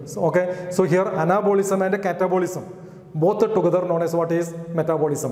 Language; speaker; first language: English; non-native, local second language; Marathi